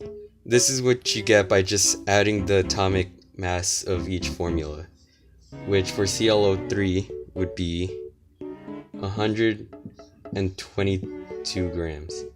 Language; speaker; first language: English; native; English